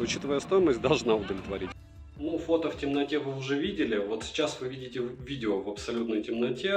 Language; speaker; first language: Russian; native; Russian